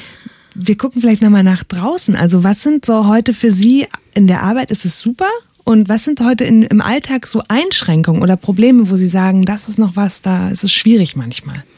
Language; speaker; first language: German; native; German